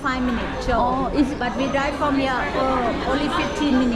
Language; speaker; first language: English; non-native, fluent; Thai